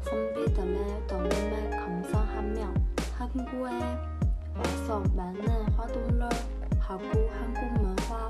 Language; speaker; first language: Korean; non-native, learner; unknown